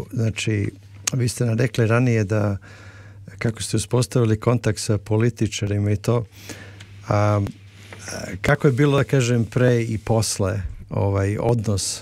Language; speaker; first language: Serbian; native; Serbian